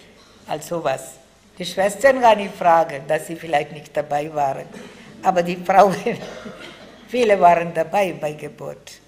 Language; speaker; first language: German; non-native, fluent; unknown